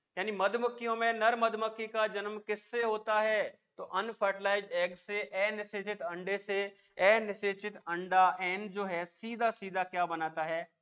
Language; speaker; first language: Hindi; native; Hindi